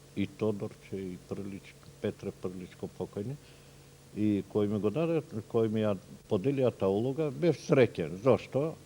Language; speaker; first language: Macedonian; non-native, local second language; Turkish